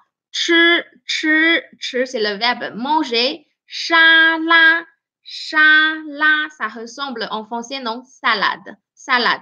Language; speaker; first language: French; non-native, fluent; Chinese